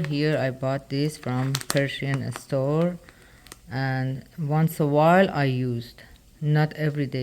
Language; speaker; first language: English; non-native, learner; Persian